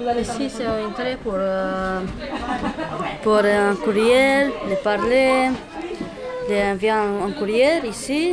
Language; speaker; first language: French; non-native, learner; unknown